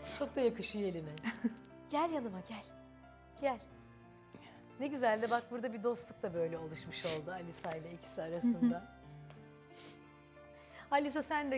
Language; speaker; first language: Turkish; native; Turkish